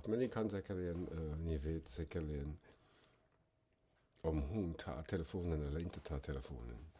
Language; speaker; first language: Swedish; non-native, fluent; German